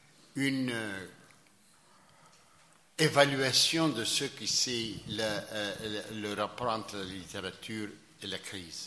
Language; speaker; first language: French; non-native, fluent; Greek